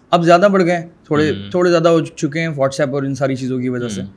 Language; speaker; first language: Urdu; native; Urdu